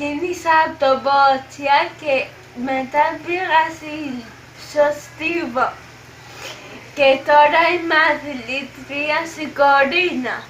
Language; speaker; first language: Greek; early bilingual, other home language; Arabic